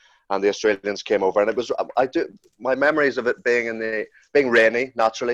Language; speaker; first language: English; native; English